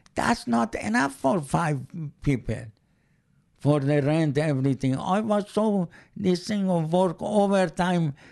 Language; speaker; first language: English; non-native, learner; Persian